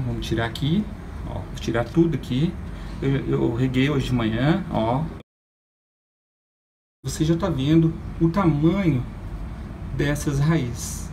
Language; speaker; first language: Portuguese; native; Portuguese